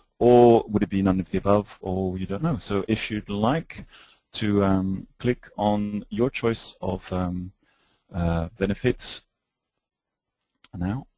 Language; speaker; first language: English; native; English